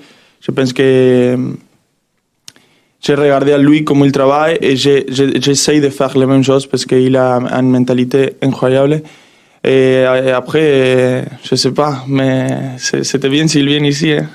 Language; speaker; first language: French; non-native, learner; Spanish